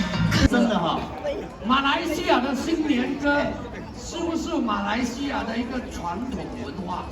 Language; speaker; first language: Chinese; native; Chinese